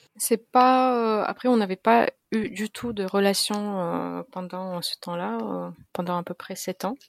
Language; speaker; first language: French; non-native, fluent; Russian